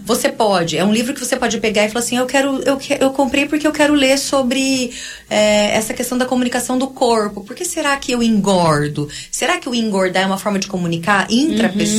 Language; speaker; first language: Portuguese; native; Portuguese